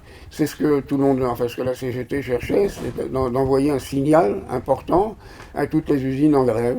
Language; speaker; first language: French; native; French